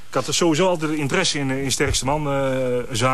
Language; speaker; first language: Dutch; native; Dutch